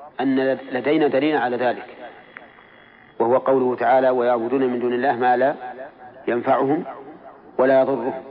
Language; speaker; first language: Arabic; native; Arabic